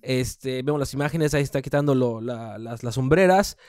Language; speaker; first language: Spanish; early bilingual, heritage; Spanish